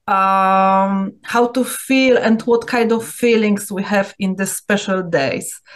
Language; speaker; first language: English; non-native, learner; Polish